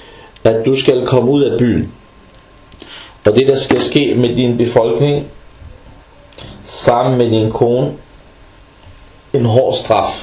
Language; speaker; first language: Danish; early bilingual, other home language; Arabic